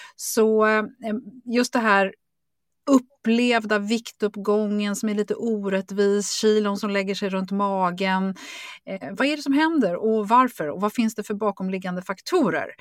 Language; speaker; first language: Swedish; native; Swedish